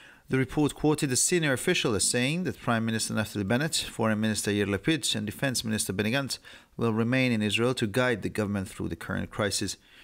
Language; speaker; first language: English; non-native, fluent; Hungarian